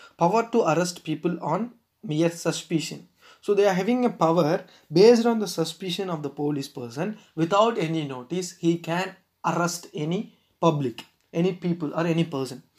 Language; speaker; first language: English; non-native, local second language; Tamil